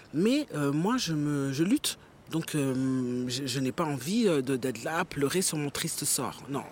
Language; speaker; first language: French; early bilingual, other home language; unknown